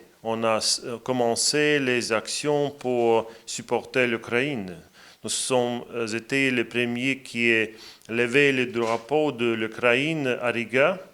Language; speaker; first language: French; non-native, fluent; Latvian